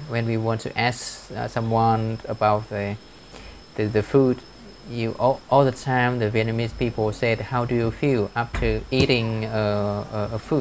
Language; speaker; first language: English; non-native, fluent; Vietnamese